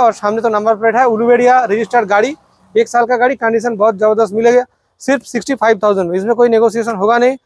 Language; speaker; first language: Hindi; non-native, local second language; Bangla